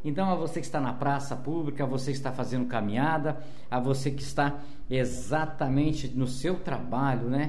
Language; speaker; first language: Portuguese; native; Portuguese